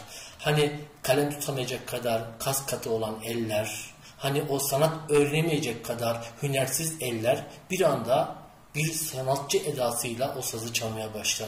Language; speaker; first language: Turkish; native; Turkish